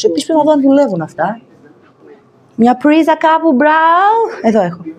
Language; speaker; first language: Greek; native; Greek